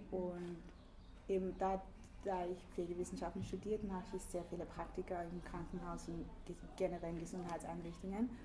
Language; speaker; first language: German; early bilingual, other home language; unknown